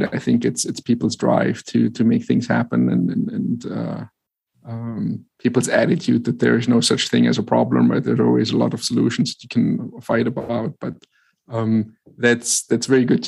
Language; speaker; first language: English; non-native, fluent; German